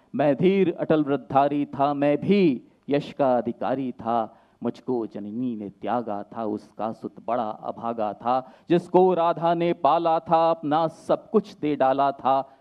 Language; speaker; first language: Hindi; native; Hindi